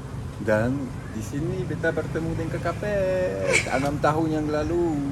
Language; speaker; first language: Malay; non-native, fluent; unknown